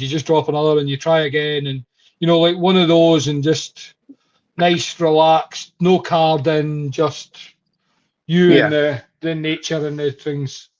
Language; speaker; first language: English; native; English